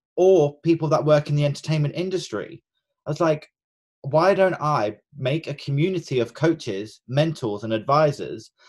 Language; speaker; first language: English; native; English